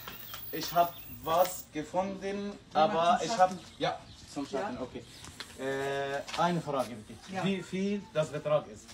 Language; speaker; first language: German; non-native, learner; Arabic